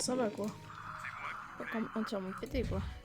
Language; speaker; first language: French; native; French